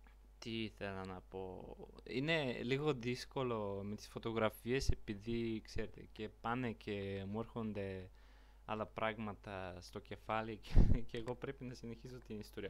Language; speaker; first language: Greek; non-native, learner; Bulgarian